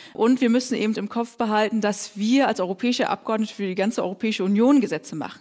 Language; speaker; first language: German; native; German